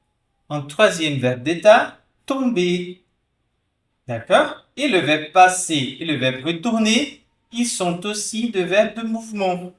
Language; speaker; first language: French; non-native, fluent; Portuguese